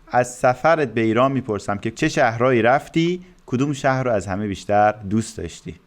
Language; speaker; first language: Persian; native; Persian